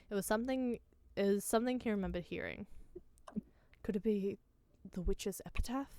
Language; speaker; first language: English; native; English